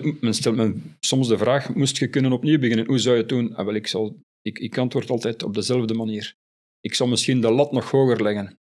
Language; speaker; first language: Dutch; native; Dutch